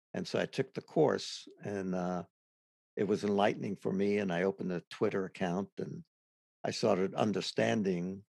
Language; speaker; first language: English; native; English